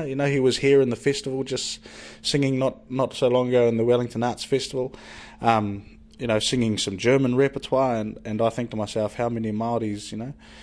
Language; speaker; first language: English; native; English